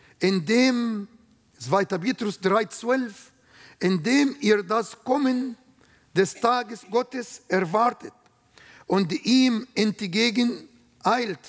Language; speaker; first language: German; non-native, learner; Arabic